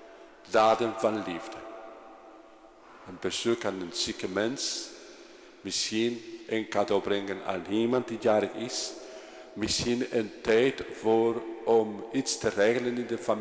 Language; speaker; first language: Dutch; non-native, fluent; Spanish